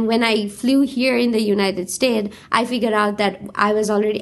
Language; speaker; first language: English; non-native, local second language; Nepali